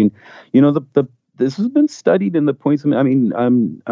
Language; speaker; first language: English; native; English